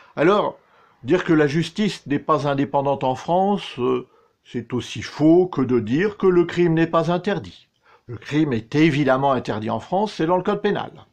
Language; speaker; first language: French; native; French